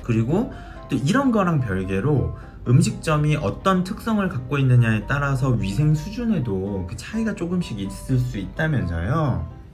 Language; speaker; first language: Korean; native; Korean